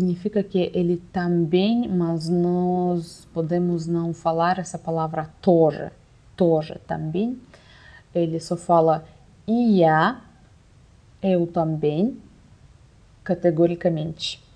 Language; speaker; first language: Portuguese; non-native, fluent; Russian